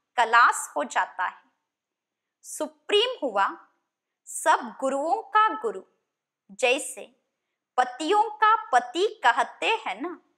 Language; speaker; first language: Hindi; non-native, local second language; Kannada